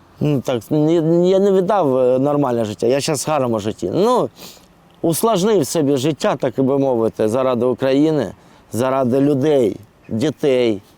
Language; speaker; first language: Ukrainian; non-native, local second language; Russian